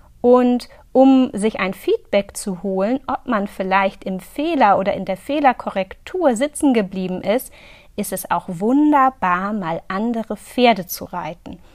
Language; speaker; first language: German; native; German